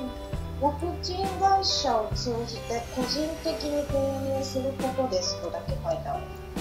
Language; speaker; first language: Japanese; native; Japanese